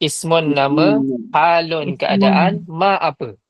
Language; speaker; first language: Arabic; non-native, fluent; Malay